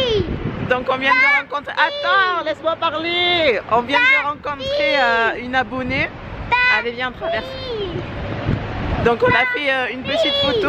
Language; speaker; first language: French; native; French